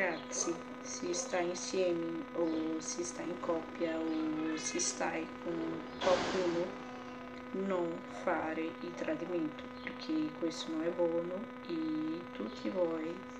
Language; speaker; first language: Italian; non-native, learner; Portuguese